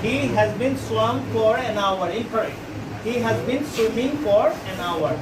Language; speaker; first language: English; non-native, fluent; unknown